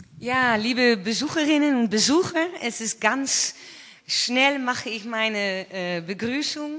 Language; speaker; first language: German; non-native, fluent; Dutch